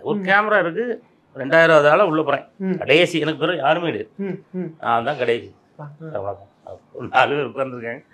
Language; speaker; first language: Tamil; native; Tamil